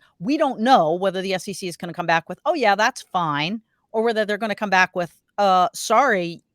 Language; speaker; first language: English; native; English